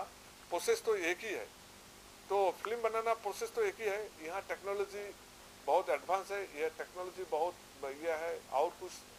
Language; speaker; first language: Hindi; non-native, local second language; Assamese